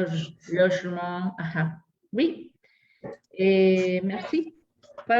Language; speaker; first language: French; non-native, fluent; Spanish